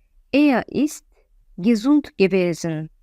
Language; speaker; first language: German; non-native, fluent; Azerbaijani